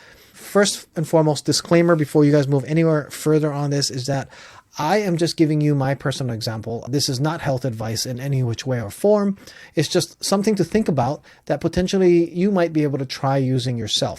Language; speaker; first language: English; native; English